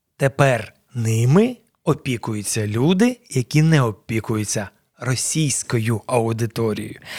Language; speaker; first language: Ukrainian; non-native, local second language; Russian